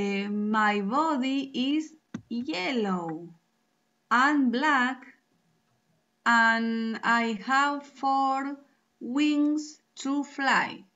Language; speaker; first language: English; non-native, learner; Spanish